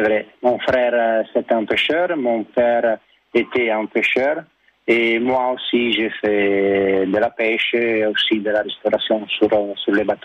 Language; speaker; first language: French; non-native, learner; Italian